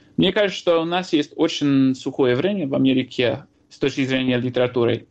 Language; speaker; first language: Russian; non-native, fluent; English